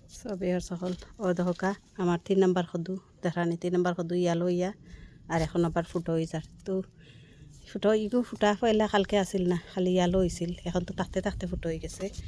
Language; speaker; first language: Assamese; native; Assamese